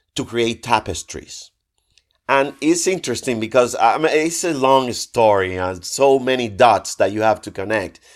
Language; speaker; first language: English; non-native, fluent; Spanish